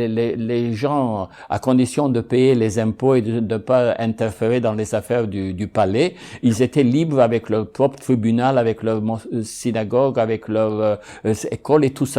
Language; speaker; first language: French; non-native, fluent; Ladino